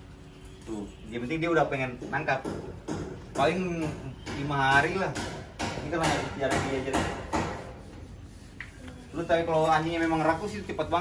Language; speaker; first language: Indonesian; native; Indonesian